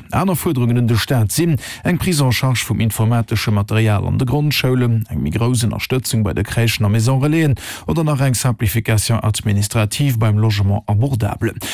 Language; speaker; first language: Luxembourgish; native; Luxembourgish